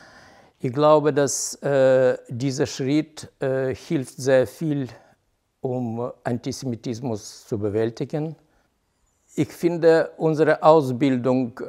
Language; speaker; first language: German; non-native, fluent; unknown